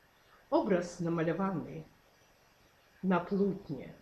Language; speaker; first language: Polish; non-native, fluent; Ukrainian